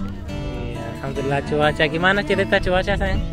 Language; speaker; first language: Indonesian; non-native, learner; Arabic